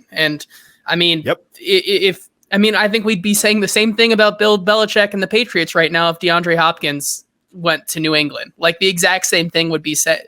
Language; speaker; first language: English; native; English